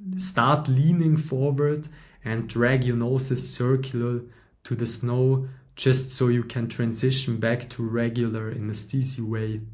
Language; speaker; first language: English; non-native, fluent; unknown